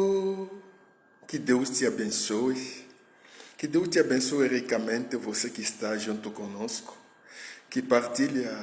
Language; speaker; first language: Portuguese; non-native, fluent; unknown